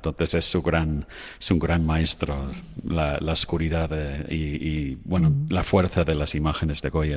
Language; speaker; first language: Spanish; non-native, fluent; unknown